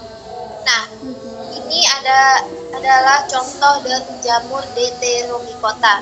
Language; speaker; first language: Indonesian; native; Indonesian